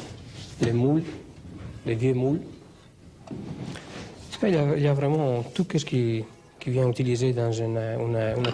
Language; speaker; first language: French; non-native, fluent; Italian